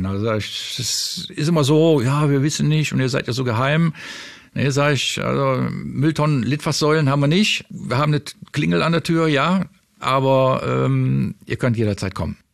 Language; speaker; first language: German; native; German